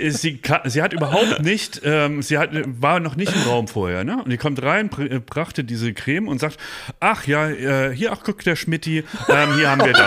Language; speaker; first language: German; native; German